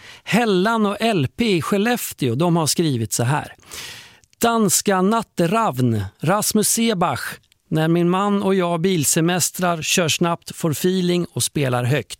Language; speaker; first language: Swedish; native; Swedish